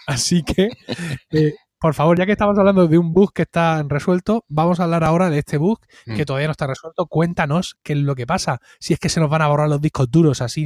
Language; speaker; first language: Spanish; native; Spanish